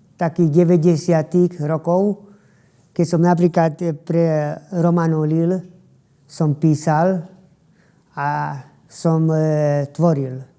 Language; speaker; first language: Slovak; non-native, local second language; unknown